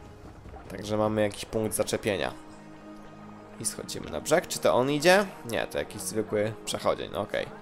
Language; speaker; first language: Polish; native; Polish